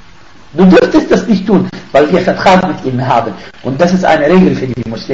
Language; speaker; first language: German; non-native, fluent; Arabic